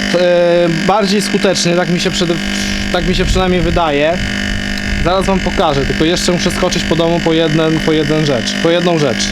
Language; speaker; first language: Polish; native; Polish